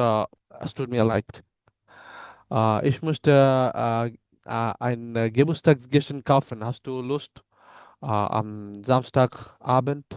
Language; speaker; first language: German; non-native, learner; Bangla